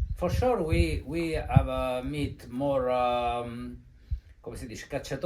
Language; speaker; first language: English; non-native, learner; Italian